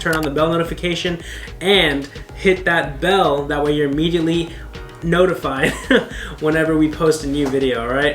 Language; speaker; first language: English; native; English